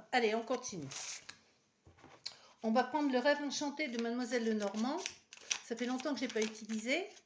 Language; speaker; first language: French; native; French